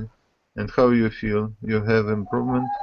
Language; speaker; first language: English; non-native, learner; Russian